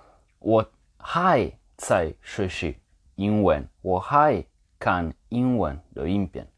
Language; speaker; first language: Chinese; non-native, learner; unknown